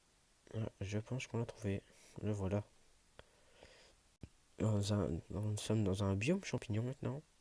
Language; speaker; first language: French; native; French